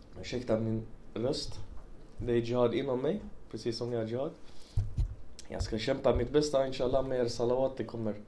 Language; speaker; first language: Swedish; early bilingual, other home language; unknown